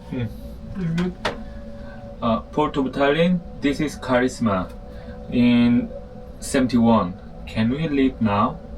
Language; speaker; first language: English; non-native, learner; Korean